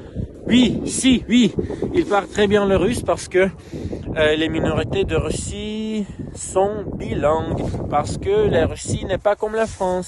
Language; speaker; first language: French; non-native, fluent; Russian